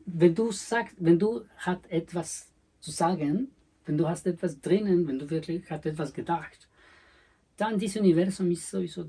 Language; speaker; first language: German; non-native, learner; Spanish